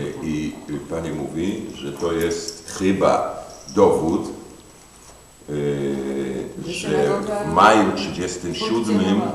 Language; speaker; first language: Polish; non-native, fluent; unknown